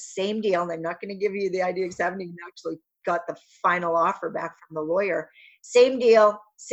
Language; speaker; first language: English; native; English